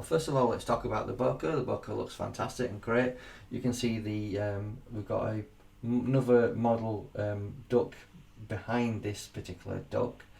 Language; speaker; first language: English; native; English